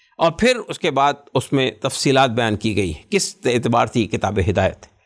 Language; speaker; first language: Urdu; native; Urdu